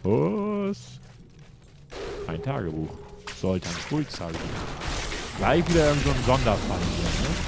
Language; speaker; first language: German; native; German